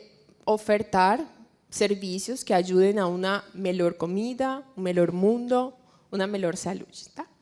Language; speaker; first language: Portuguese; non-native, fluent; Spanish